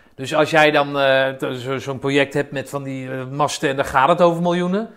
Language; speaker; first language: Dutch; native; Dutch